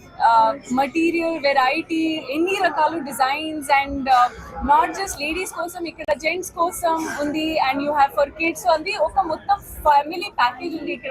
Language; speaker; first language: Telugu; non-native, learner; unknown